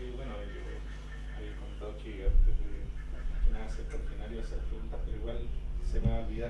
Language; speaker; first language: Spanish; native; Spanish